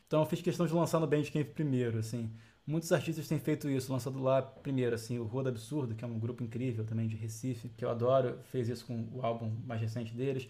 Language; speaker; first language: Portuguese; native; Portuguese